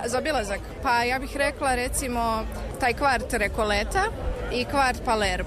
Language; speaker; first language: Serbian; native; Serbian